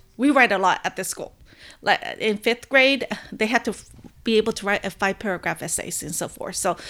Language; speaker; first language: English; early bilingual, other home language; Hmong